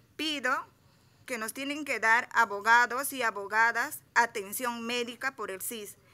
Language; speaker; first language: Spanish; native; Spanish